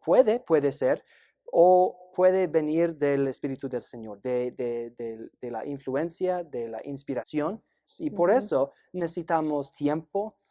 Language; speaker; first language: Spanish; non-native, fluent; English